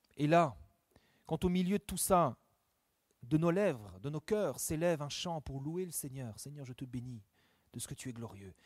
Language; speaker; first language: French; native; French